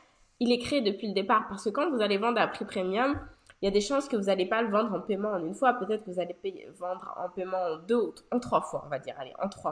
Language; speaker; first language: French; native; French